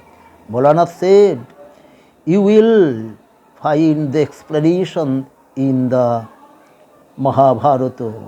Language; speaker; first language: English; non-native, local second language; Bangla